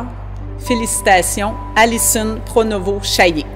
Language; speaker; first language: French; native; French